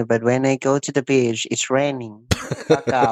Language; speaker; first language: English; non-native, learner; Thai